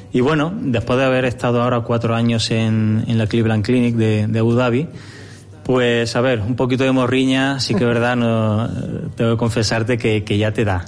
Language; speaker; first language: Spanish; native; Spanish